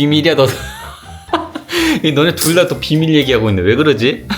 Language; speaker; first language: Korean; native; Korean